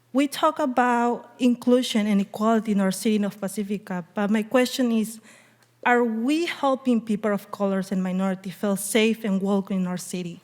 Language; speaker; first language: English; early bilingual, other home language; Spanish